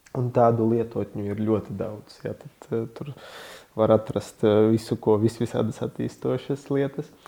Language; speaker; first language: Latvian; non-native, local second language; Russian